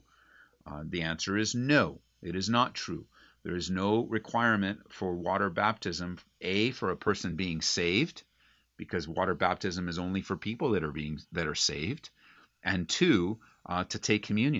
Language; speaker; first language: English; native; English